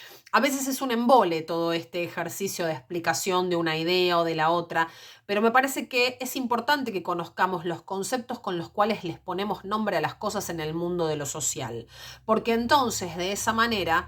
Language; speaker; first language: Spanish; native; Spanish